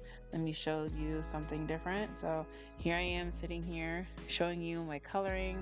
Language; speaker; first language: English; native; English